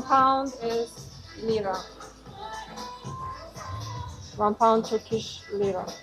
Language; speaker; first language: English; non-native, learner; Turkish